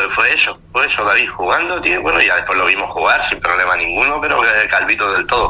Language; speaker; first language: Spanish; native; Spanish